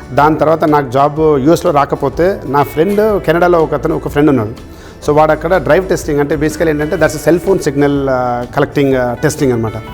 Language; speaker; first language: Telugu; native; Telugu